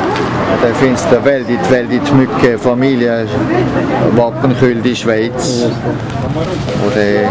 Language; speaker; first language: Swedish; non-native, fluent; German